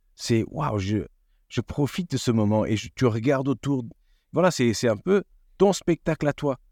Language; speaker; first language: French; non-native, fluent; Portuguese